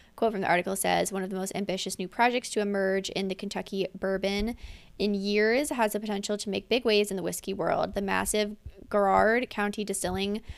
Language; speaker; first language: English; native; English